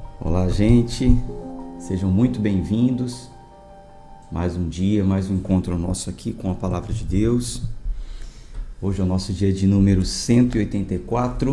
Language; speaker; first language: Portuguese; native; Portuguese